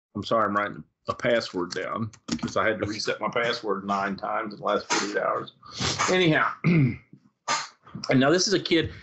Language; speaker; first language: English; native; English